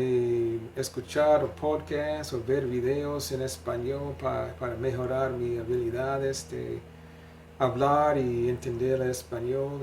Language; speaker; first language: Spanish; non-native, learner; English